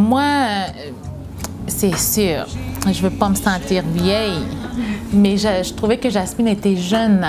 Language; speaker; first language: French; non-native, local second language; Innu-aimun